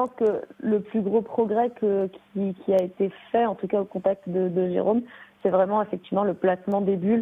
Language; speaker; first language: French; native; French